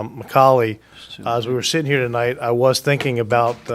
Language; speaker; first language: English; native; English